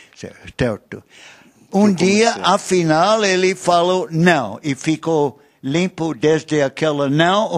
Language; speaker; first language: Portuguese; non-native, learner; English